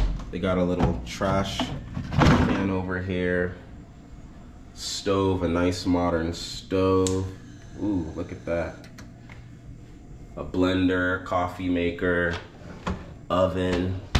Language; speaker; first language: English; native; English